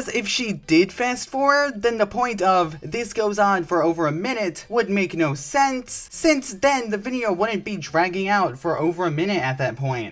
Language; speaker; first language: English; native; English